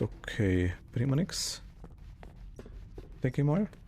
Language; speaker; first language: German; native; German